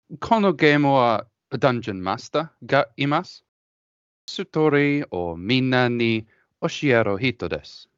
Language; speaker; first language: Japanese; non-native, learner; English